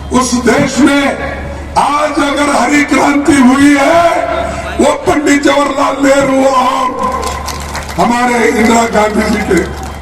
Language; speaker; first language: Hindi; non-native, local second language; Kannada